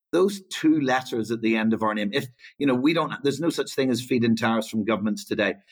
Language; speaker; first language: English; native; English